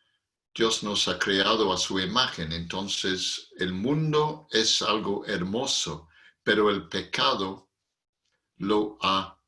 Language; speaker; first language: Spanish; non-native, fluent; English